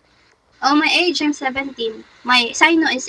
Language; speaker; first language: English; non-native, local second language; Filipino